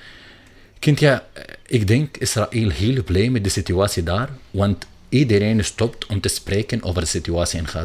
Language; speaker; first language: Dutch; non-native, learner; Arabic